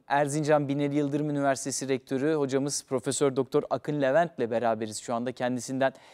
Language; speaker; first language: Turkish; native; Turkish